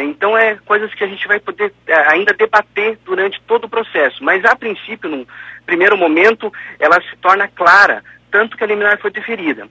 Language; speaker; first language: Portuguese; native; Portuguese